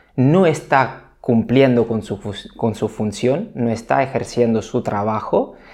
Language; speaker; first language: Spanish; non-native, fluent; Italian